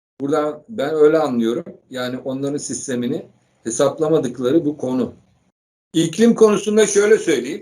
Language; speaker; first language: Turkish; native; Turkish